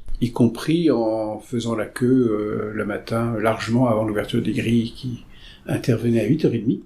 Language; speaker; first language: French; native; French